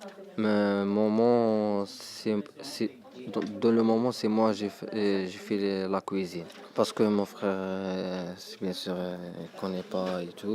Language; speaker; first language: French; non-native, learner; Arabic